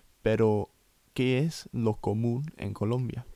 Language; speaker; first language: Spanish; non-native, fluent; English